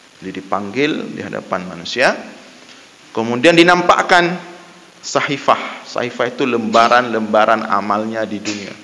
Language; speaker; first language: Malay; non-native, local second language; Achinese